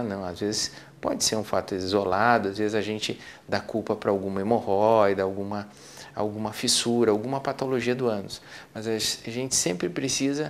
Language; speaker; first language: Portuguese; native; Portuguese